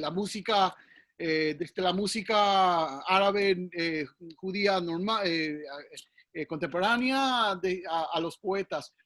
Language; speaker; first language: Spanish; early bilingual, heritage; English